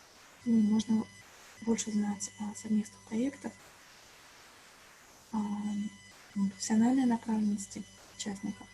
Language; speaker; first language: Russian; native; Russian